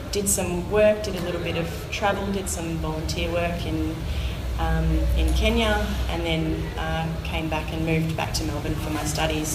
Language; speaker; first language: English; native; English